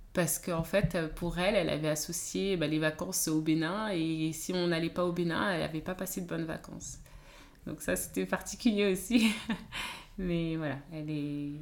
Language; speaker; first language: French; native; French